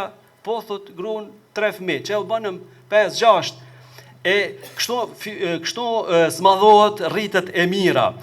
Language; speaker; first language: Albanian; native; Albanian